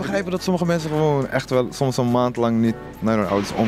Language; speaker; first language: Dutch; native; Dutch